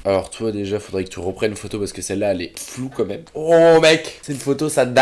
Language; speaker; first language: French; native; French